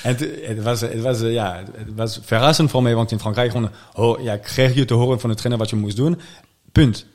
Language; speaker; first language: Dutch; non-native, fluent; French